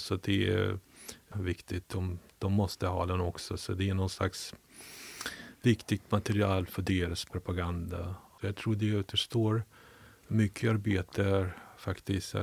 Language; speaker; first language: Swedish; non-native, fluent; Ukrainian